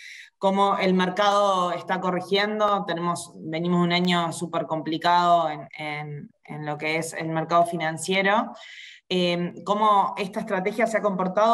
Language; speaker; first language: Spanish; native; Spanish